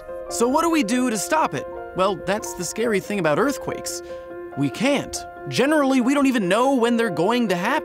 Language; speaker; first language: English; native; English